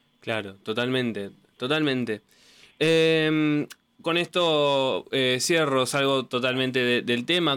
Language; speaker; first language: Spanish; native; Spanish